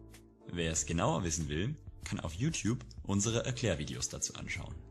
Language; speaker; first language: German; native; German